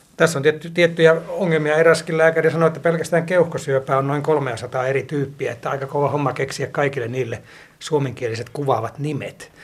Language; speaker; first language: Finnish; native; Finnish